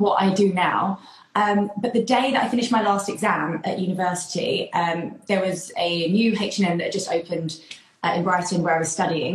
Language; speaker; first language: English; native; English